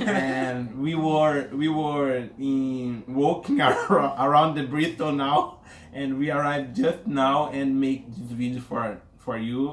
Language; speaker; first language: English; non-native, learner; Portuguese